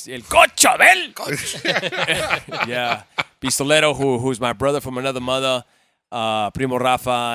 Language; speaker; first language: English; early bilingual, other home language; Spanish